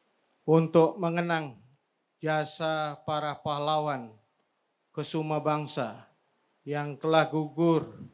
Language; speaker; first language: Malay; non-native, local second language; Balinese